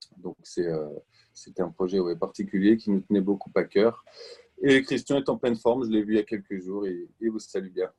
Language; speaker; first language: French; native; French